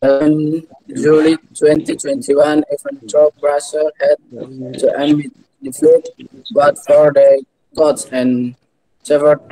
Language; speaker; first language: English; non-native, learner; Indonesian